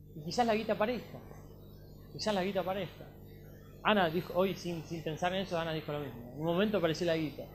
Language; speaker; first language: Spanish; native; Spanish